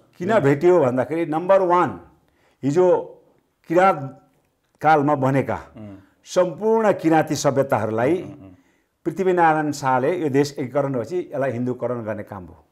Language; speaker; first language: Nepali; non-native, local second language; Sherpa